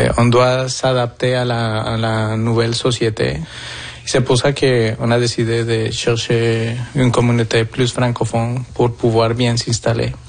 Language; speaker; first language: French; non-native, fluent; Spanish